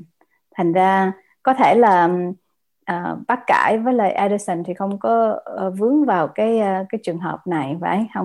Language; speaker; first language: Vietnamese; native; Vietnamese